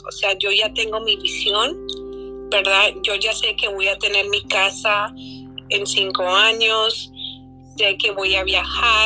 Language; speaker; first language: Spanish; early bilingual, heritage; Spanish